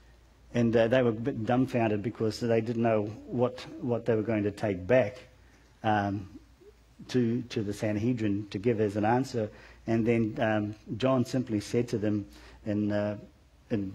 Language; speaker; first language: English; native; English